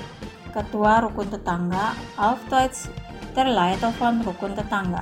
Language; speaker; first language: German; non-native, fluent; Indonesian